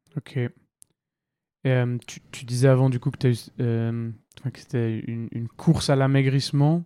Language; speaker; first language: French; native; French